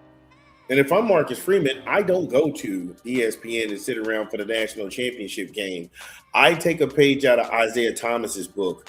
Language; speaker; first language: English; native; English